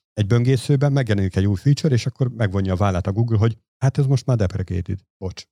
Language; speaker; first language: Hungarian; native; Hungarian